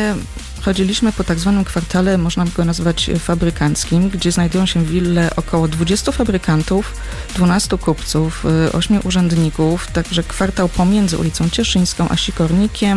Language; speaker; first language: Polish; native; Polish